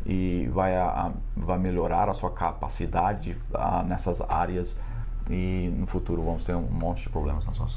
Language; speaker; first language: Portuguese; non-native, fluent; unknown